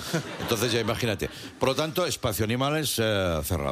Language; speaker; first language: Spanish; native; Spanish